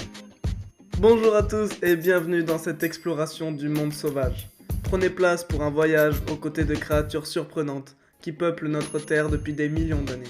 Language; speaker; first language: French; native; French